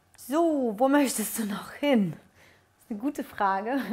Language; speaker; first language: German; early bilingual, other home language; Russian